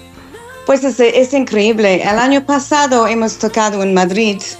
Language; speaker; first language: Spanish; non-native, learner; English